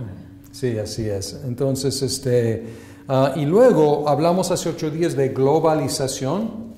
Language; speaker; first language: Spanish; non-native, fluent; English